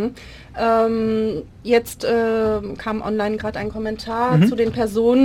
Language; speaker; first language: German; non-native, local second language; Arabic